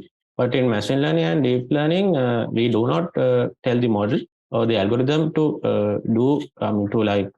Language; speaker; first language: English; non-native, local second language; Sinhala